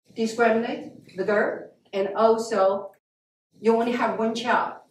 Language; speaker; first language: English; non-native, learner; Chinese